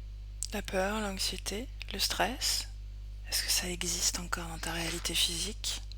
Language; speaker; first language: French; native; French